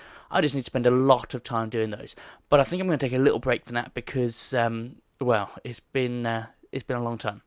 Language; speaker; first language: English; native; English